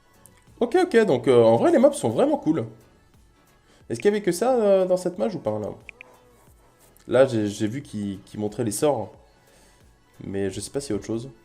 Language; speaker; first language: French; native; French